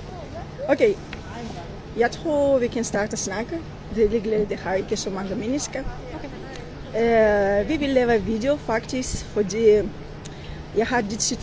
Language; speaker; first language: Danish; non-native, learner; Armenian